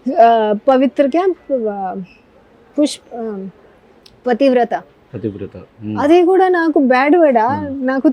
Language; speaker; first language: Telugu; non-native, learner; Hindi